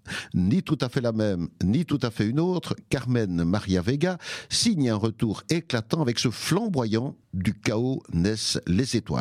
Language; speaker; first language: French; native; French